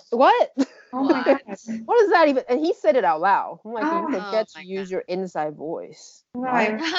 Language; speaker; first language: English; non-native, fluent; Chinese